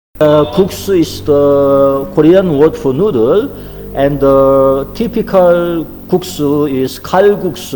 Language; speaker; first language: English; non-native, fluent; Korean